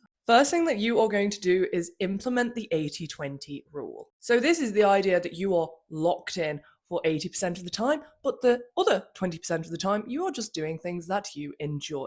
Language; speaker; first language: English; native; English